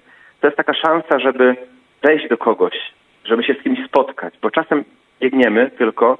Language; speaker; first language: Polish; native; Polish